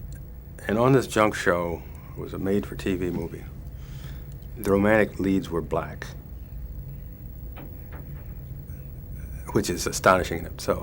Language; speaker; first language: English; native; English